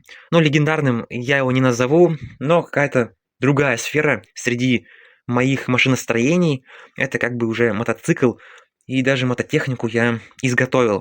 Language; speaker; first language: Russian; native; Russian